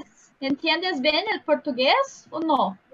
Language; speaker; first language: Spanish; non-native, learner; Portuguese